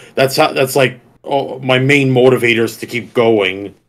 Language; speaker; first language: English; native; English